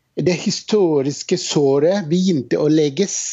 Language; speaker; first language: Norwegian; non-native, fluent; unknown